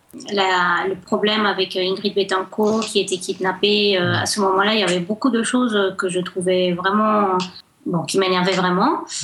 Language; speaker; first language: French; non-native, fluent; Spanish